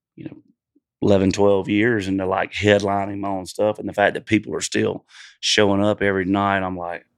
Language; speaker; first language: English; native; English